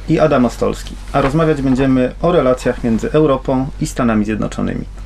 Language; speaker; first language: Polish; native; Polish